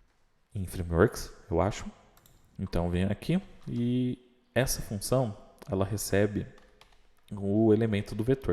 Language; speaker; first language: Portuguese; native; Portuguese